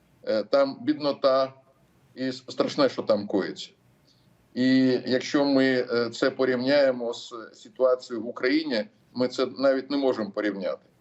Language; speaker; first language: Ukrainian; non-native, local second language; Russian